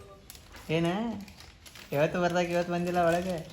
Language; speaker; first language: Kannada; native; Kannada